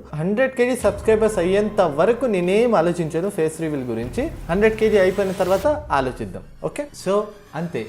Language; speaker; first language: Telugu; non-native, fluent; Kannada